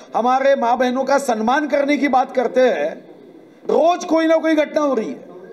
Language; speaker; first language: Hindi; non-native, local second language; Marathi